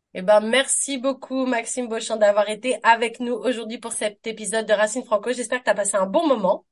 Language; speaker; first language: French; native; French